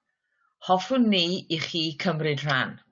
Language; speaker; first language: Welsh; non-native, learner; English